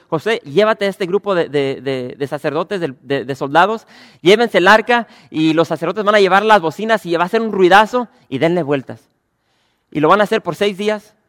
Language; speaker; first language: Spanish; early bilingual, other home language; English